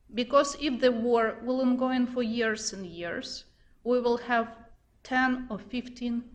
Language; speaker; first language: English; non-native, fluent; Ukrainian